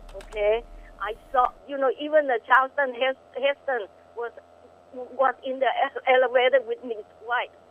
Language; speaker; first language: English; non-native, fluent; Thai